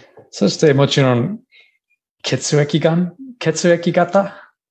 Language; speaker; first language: Japanese; non-native, learner; English